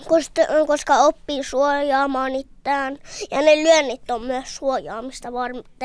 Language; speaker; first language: Finnish; early bilingual, heritage; Finnish